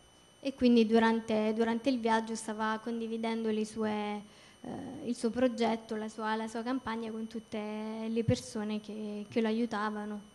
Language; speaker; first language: Italian; native; Italian